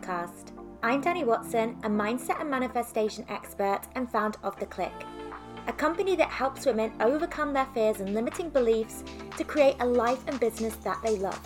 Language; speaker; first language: English; native; English